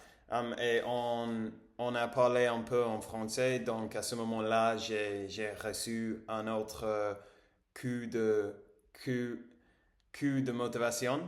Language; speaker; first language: French; non-native, learner; English